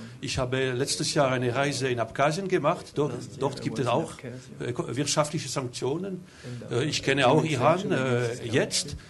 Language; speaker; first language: German; non-native, local second language; French